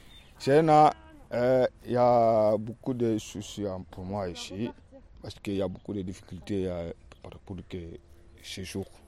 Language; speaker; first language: French; non-native, learner; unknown